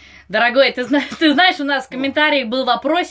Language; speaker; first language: Russian; native; Russian